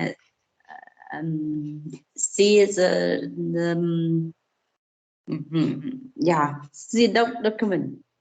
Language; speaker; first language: English; non-native, learner; Vietnamese